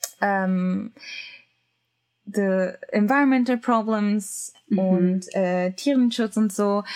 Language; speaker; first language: German; non-native, learner; Japanese